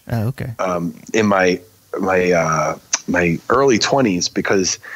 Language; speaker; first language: English; native; English